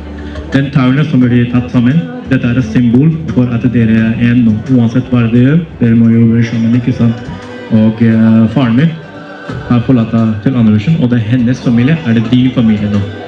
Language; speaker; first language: Norwegian; non-native, fluent; Hindi